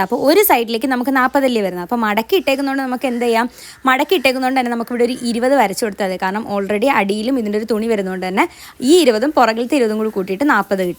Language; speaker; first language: Malayalam; native; Malayalam